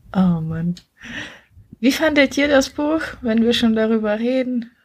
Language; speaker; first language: German; non-native, fluent; Czech